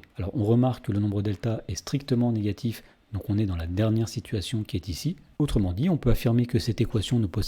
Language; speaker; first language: French; native; French